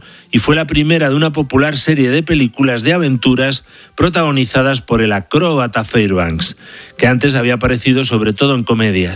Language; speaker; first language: Spanish; native; Spanish